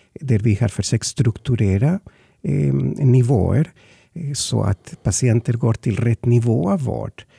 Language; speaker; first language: Swedish; non-native, fluent; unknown